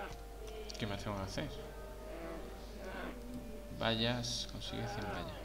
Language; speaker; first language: Spanish; native; Spanish